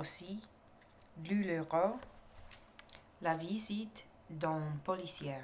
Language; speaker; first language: French; non-native, learner; English